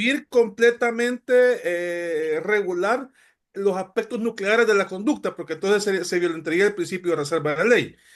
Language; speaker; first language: Spanish; native; Spanish